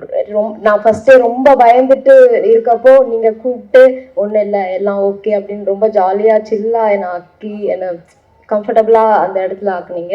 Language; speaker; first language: Tamil; non-native, learner; Malayalam